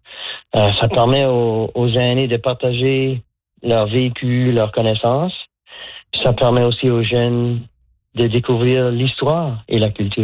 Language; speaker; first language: French; native; French